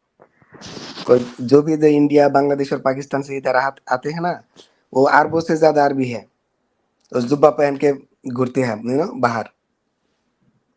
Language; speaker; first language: Hindi; non-native, learner; Bangla